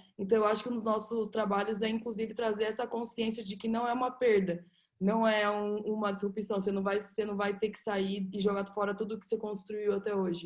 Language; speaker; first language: Portuguese; native; Portuguese